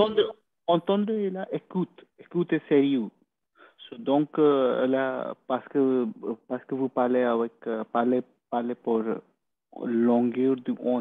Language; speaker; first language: French; non-native, learner; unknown